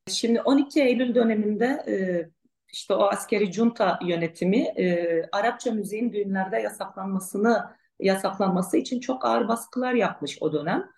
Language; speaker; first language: Turkish; non-native, local second language; Arabic